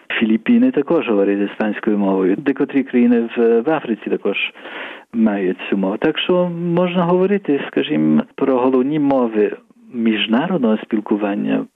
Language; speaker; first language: Ukrainian; early bilingual, heritage; Ukrainian